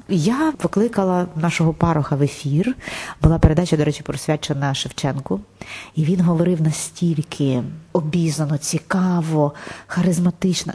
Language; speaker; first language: Ukrainian; non-native, local second language; Russian